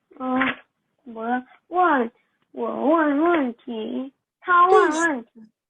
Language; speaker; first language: Chinese; non-native, learner; Korean